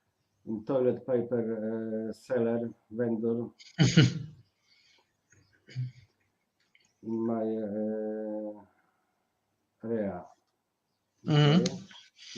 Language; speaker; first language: English; non-native, learner; Polish